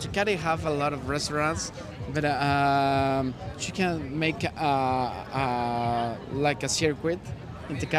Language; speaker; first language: English; non-native, learner; Spanish